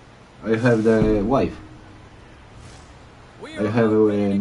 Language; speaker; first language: English; non-native, learner; Polish